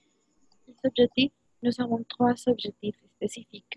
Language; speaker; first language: French; non-native, learner; Spanish